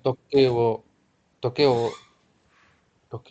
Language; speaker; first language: Japanese; non-native, learner; Kannada